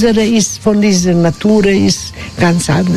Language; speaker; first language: German; non-native, learner; Croatian